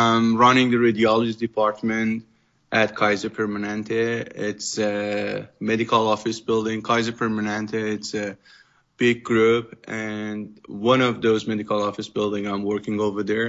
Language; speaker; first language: English; non-native, fluent; Persian